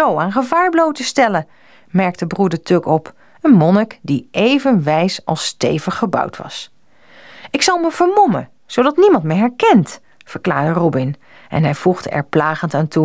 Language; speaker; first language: Dutch; native; Dutch